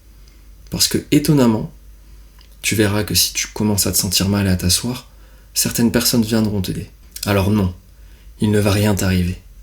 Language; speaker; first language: French; native; French